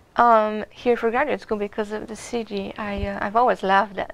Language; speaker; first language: English; non-native, fluent; Bulgarian